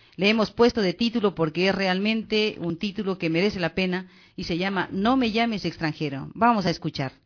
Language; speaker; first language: Spanish; native; Spanish